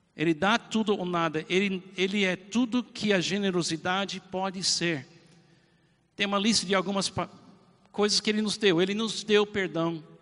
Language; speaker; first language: Portuguese; non-native, fluent; English